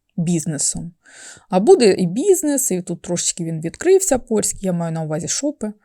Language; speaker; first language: Ukrainian; native; Ukrainian